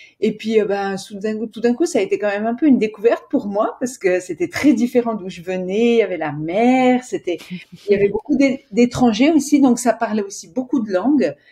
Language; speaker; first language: French; native; French